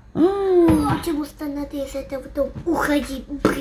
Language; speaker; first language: Russian; early bilingual, heritage; Russian